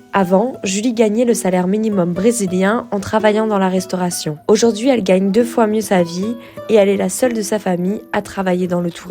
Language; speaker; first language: French; native; French